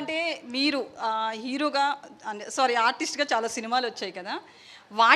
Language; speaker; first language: Telugu; native; Telugu